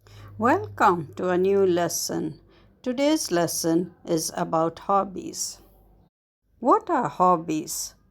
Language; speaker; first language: English; non-native, fluent; Arabic